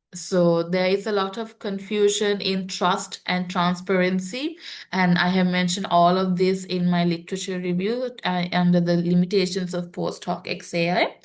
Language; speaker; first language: English; non-native, local second language; Sinhala